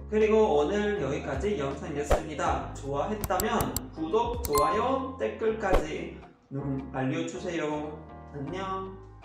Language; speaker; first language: Korean; non-native, fluent; Spanish